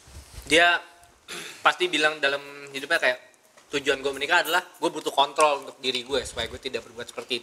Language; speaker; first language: Indonesian; native; Indonesian